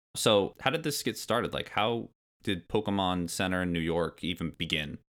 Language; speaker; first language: English; native; English